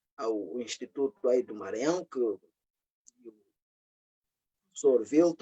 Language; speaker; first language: Portuguese; native; Portuguese